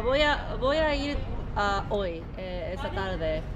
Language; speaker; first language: Spanish; non-native, learner; Korean